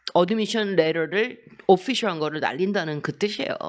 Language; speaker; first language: Korean; native; Korean